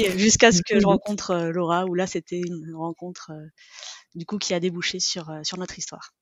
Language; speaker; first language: French; native; French